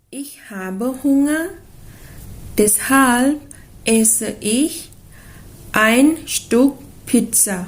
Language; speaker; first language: German; non-native, fluent; Thai